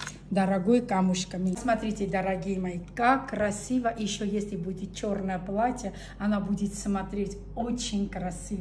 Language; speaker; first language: Russian; non-native, local second language; Armenian